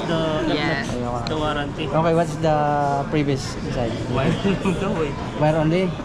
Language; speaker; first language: English; non-native, local second language; Filipino